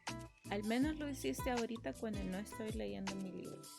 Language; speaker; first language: Spanish; early bilingual, heritage; Spanish